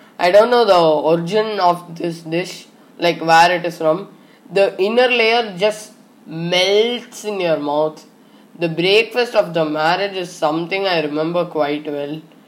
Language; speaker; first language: English; non-native, local second language; Tamil